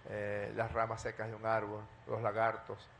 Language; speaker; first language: Spanish; native; Spanish